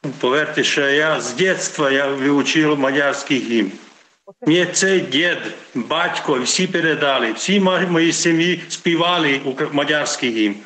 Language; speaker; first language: Ukrainian; non-native, local second language; Hungarian